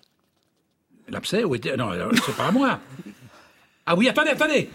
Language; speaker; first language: French; native; French